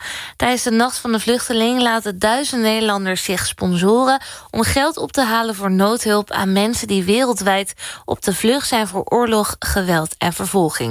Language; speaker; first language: Dutch; native; Dutch